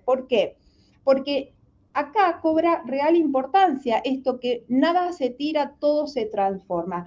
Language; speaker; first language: Spanish; native; Spanish